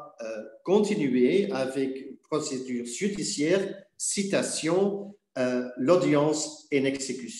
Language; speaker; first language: French; non-native, fluent; Dutch